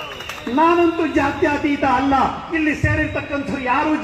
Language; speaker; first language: Kannada; native; Kannada